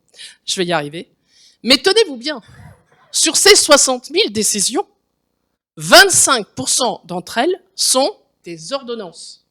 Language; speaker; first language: French; native; French